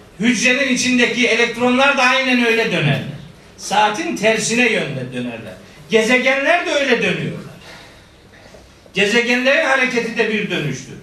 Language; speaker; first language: Turkish; native; Turkish